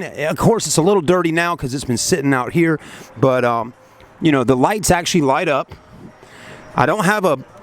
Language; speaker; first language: English; native; English